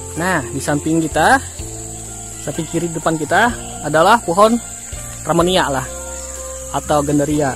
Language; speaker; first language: Indonesian; non-native, local second language; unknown